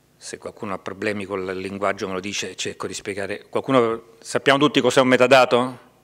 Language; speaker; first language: Italian; native; Italian